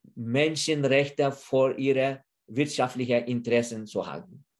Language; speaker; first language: German; non-native, fluent; Uyghur